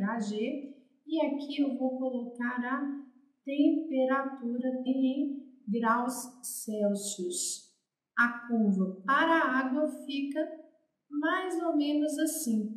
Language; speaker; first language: Portuguese; native; Portuguese